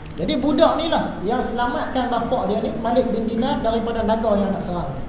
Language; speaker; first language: Malay; native; Malay